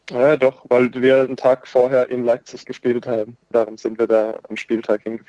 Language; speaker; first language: German; native; German